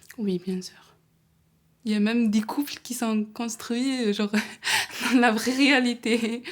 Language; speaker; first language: French; non-native, local second language; Arabic